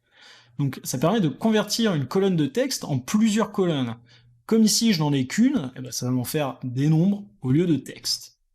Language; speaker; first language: French; native; French